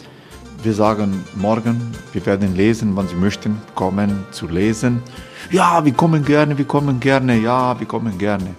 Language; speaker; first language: German; non-native, learner; Croatian